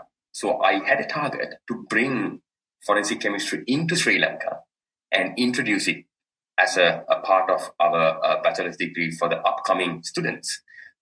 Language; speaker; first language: English; non-native, local second language; Sinhala